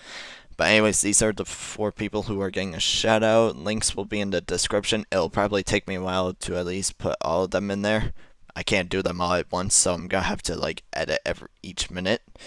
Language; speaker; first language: English; native; English